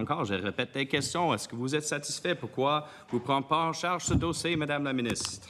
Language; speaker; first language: French; non-native, local second language; English